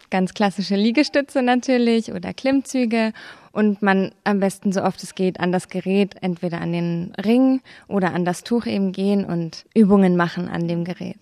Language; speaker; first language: German; native; German